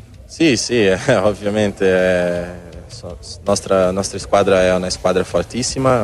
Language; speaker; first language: Italian; non-native, learner; Portuguese